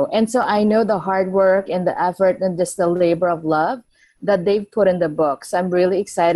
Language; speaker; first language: English; non-native, local second language; Filipino